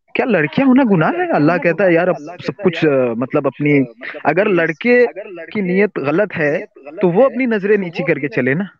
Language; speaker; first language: Hindi; non-native, local second language; Urdu